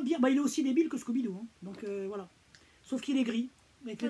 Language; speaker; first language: French; native; French